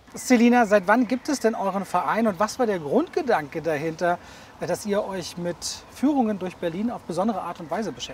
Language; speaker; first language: German; native; German